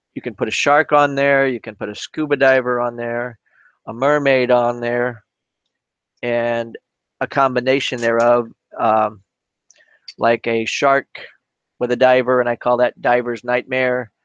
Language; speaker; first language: English; native; English